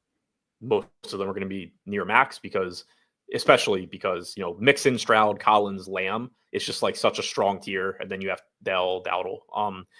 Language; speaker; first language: English; native; English